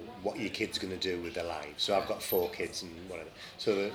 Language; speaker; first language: English; native; English